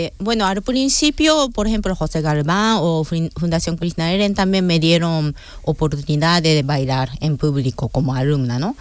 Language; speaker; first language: Spanish; non-native, fluent; Japanese